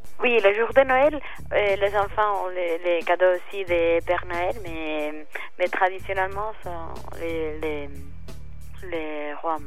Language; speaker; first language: French; non-native, learner; Spanish